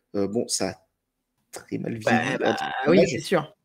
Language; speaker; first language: French; native; French